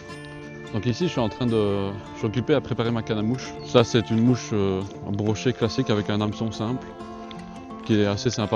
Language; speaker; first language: French; native; French